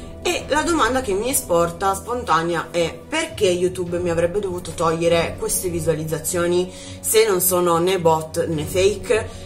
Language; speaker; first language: Italian; native; Italian